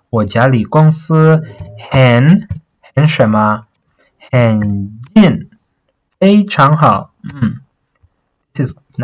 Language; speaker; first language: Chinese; non-native, fluent; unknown